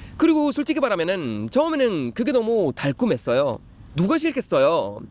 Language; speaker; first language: Korean; non-native, fluent; Swedish